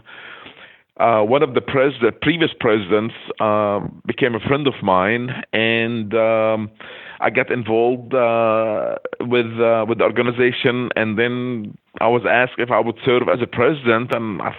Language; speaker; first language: English; non-native, fluent; Hebrew